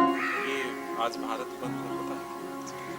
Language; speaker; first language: Hindi; native; Hindi